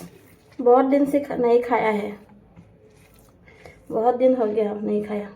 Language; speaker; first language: Hindi; non-native, local second language; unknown